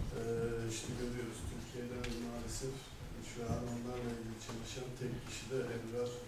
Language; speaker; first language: Turkish; native; Turkish